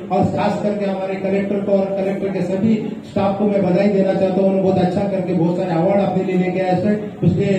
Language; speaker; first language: Hindi; non-native, local second language; Telugu